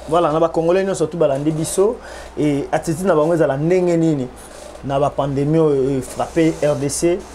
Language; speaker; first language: Lingala; native; Lingala